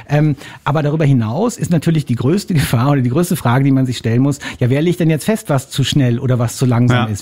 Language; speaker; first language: German; native; German